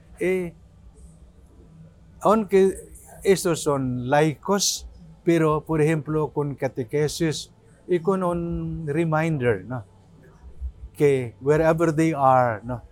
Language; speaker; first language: Spanish; non-native, learner; Cebuano